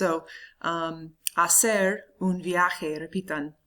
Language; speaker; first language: Spanish; non-native, fluent; English